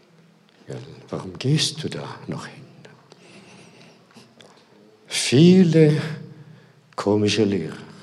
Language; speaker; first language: German; non-native, fluent; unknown